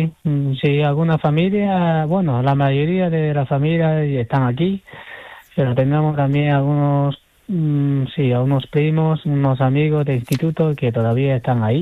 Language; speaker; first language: Spanish; non-native, fluent; Chinese